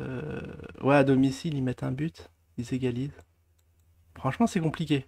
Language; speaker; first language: French; native; French